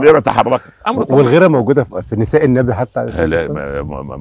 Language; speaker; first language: Arabic; native; Arabic